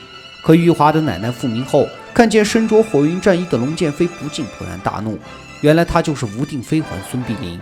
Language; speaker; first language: Chinese; native; Chinese